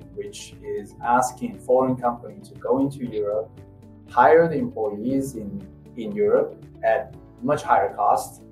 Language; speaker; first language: English; non-native, fluent; Chinese